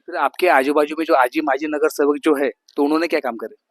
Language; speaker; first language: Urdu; non-native, local second language; Marathi